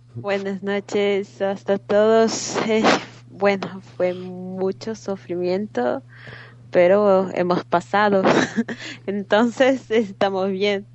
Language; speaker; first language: Spanish; non-native, fluent; Portuguese